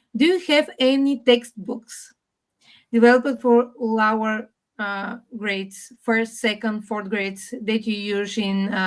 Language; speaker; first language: English; non-native, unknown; Bulgarian